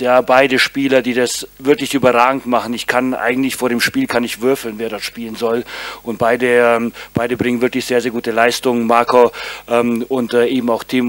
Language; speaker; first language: German; native; German